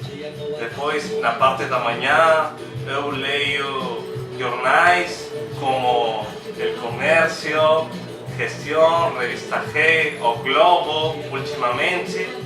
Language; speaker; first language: Portuguese; non-native, learner; Spanish